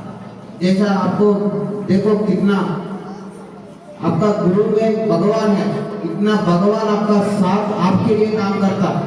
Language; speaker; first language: Hindi; non-native, local second language; Telugu